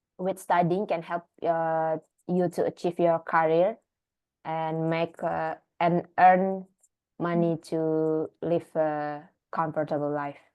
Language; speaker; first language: English; non-native, learner; Indonesian